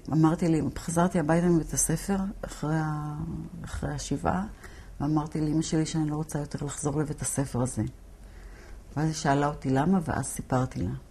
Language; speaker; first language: Hebrew; early bilingual, other home language; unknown